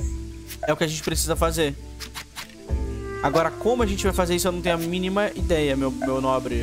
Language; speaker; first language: Portuguese; native; Portuguese